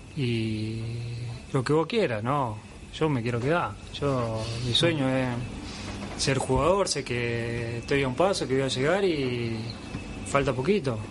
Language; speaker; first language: Spanish; native; Spanish